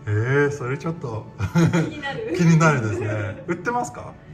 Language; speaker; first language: Japanese; non-native, fluent; Swedish